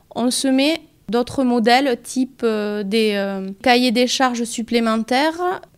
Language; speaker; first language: French; native; French